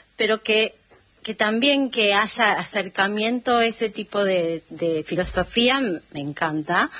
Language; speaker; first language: Spanish; non-native, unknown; Japanese